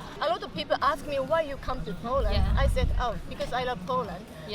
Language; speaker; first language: English; non-native, fluent; Japanese